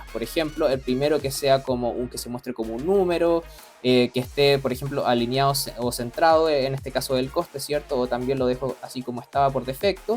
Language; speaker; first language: Spanish; native; Spanish